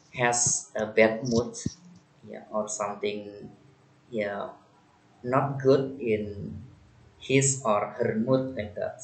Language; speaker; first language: English; non-native, fluent; Indonesian